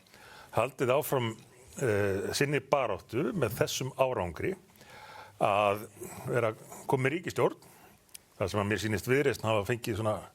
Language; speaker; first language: Icelandic; native; Icelandic